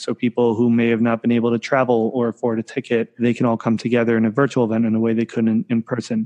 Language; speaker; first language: English; native; English